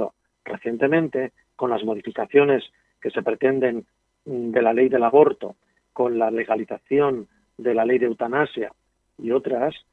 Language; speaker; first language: Spanish; native; Spanish